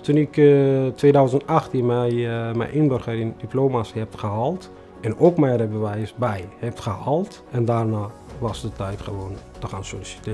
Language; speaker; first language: Dutch; non-native, fluent; Tigrinya